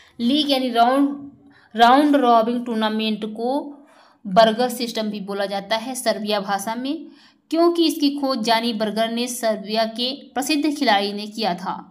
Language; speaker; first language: Hindi; native; Hindi